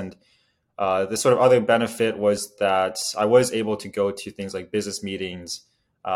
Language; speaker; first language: English; native; English